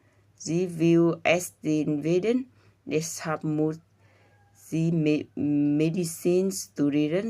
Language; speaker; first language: German; non-native, learner; Vietnamese